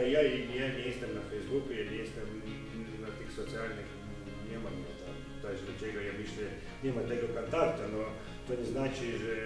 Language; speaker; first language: Polish; non-native, learner; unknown